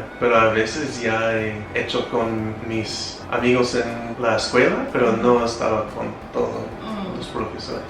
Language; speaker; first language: Spanish; non-native, fluent; English